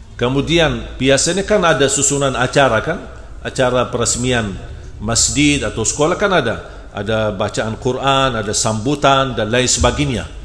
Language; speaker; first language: Indonesian; non-native, fluent; Arabic